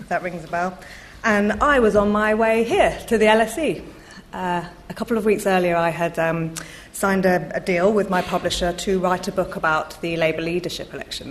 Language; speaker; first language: English; native; English